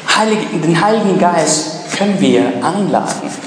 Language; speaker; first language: German; non-native, fluent; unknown